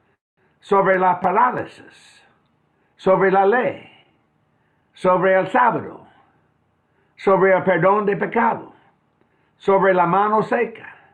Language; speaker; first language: Spanish; non-native, fluent; English